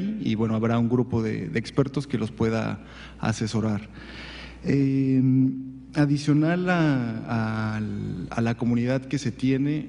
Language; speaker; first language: Spanish; native; Spanish